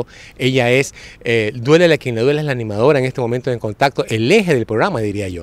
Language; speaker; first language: Spanish; native; Spanish